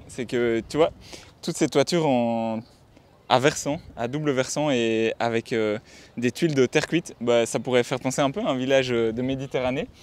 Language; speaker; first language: French; native; French